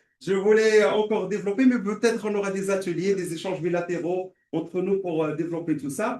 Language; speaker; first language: French; non-native, local second language; Arabic